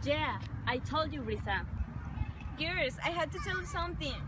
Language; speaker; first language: English; non-native, learner; Spanish